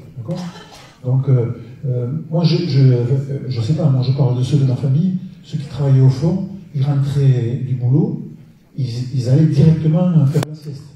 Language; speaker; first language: French; native; French